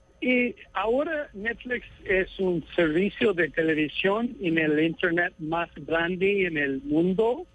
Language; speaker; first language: Spanish; non-native, fluent; English